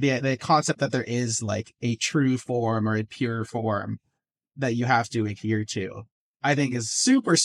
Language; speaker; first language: English; native; English